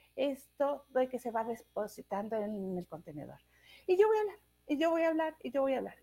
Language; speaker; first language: Spanish; native; Spanish